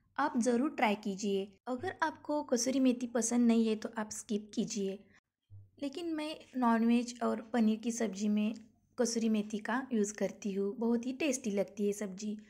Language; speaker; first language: Hindi; non-native, local second language; Marathi